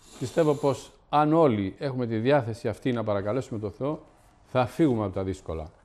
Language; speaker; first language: Greek; native; Greek